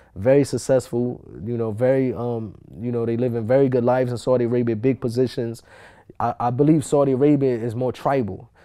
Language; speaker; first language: English; native; English